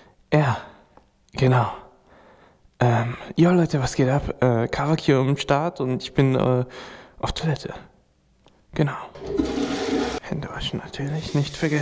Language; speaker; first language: German; native; German